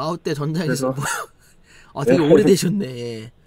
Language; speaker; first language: Korean; native; Korean